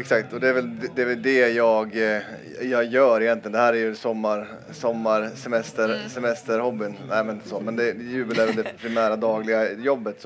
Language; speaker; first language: Swedish; native; Swedish